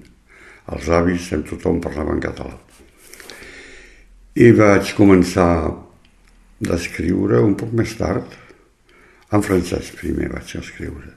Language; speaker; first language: Catalan; native; Catalan